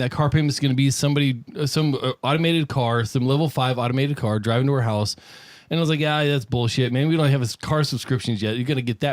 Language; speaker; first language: English; native; English